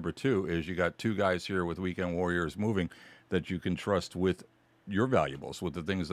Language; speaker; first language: English; native; English